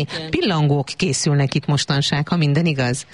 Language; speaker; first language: Hungarian; native; Hungarian